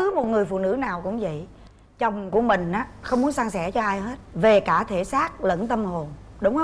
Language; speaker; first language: Vietnamese; native; Vietnamese